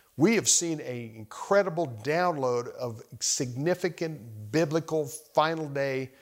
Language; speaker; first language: English; native; English